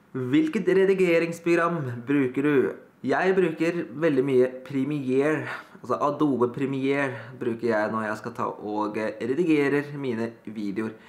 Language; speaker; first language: Norwegian; early bilingual, other home language; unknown